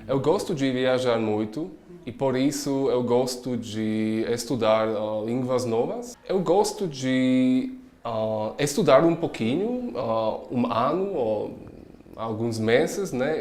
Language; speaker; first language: Portuguese; non-native, learner; Czech